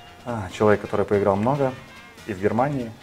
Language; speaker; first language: Russian; non-native, learner; Serbian